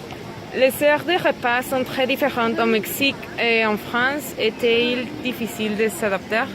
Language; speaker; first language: French; non-native, learner; Spanish